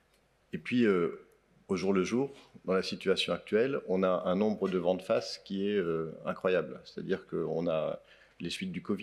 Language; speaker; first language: French; native; French